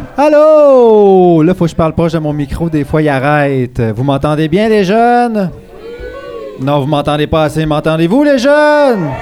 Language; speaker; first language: French; native; French